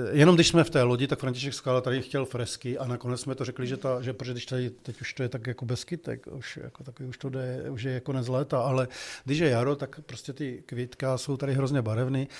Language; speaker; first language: Czech; native; Czech